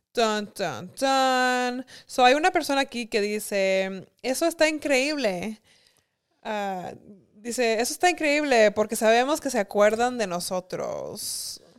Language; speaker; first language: Spanish; early bilingual, heritage; Spanish